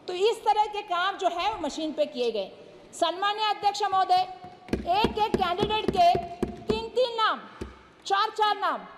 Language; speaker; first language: Hindi; non-native, local second language; Marathi